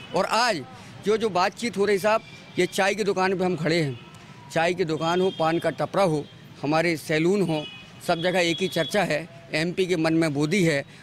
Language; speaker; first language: Hindi; native; Hindi